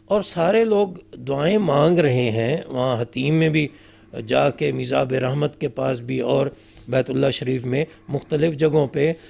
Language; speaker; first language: Urdu; native; Urdu